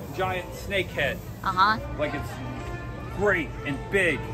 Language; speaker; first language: English; native; English